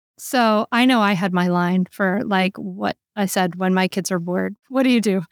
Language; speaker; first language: English; native; English